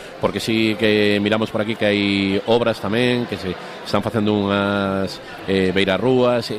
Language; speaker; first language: Galician; non-native, local second language; Spanish